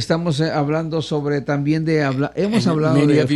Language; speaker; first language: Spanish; early bilingual, heritage; Spanish